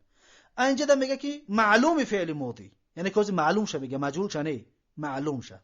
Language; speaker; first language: Persian; native; Persian